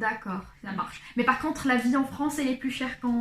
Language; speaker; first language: French; non-native, local second language; Arabic